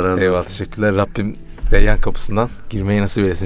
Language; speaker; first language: Turkish; native; Turkish